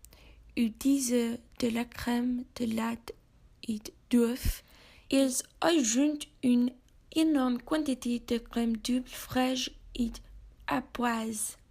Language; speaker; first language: French; non-native, learner; English